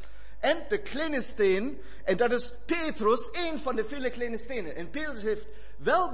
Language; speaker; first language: Dutch; non-native, fluent; German